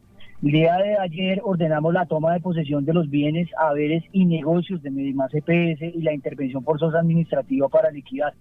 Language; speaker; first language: Spanish; native; Spanish